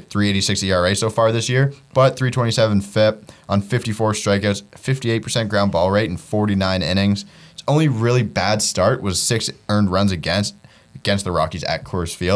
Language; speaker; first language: English; native; English